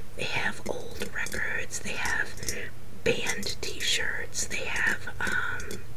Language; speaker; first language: English; native; English